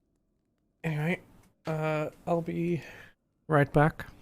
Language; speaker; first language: English; native; English